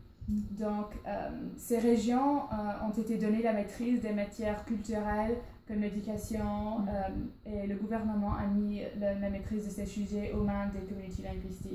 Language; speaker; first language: French; non-native, learner; English